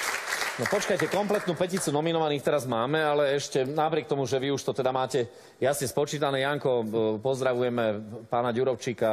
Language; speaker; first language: Slovak; native; Slovak